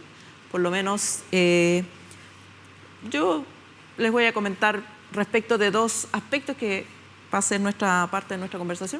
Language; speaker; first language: Spanish; native; Spanish